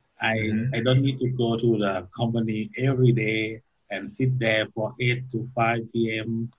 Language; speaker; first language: English; non-native, learner; Thai